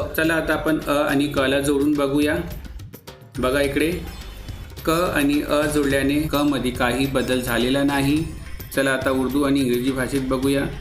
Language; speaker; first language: Marathi; non-native, local second language; Urdu